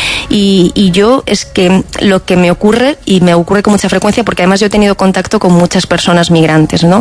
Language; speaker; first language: Spanish; native; Spanish